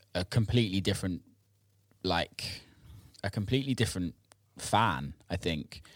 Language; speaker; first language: English; native; English